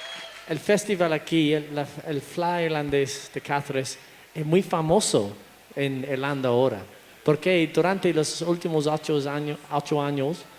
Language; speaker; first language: Spanish; non-native, fluent; English